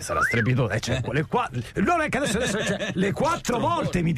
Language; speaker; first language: Italian; native; Italian